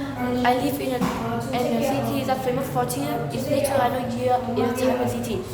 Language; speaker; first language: English; non-native, learner; Vietnamese